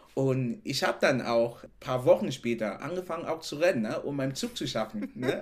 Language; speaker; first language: German; non-native, fluent; French